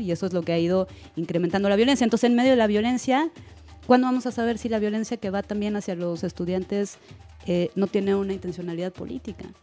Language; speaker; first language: Spanish; native; Spanish